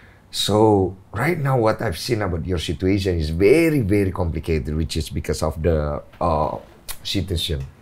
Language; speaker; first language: English; non-native, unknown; Indonesian